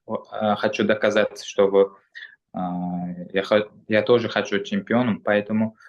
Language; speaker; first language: Russian; non-native, local second language; Uzbek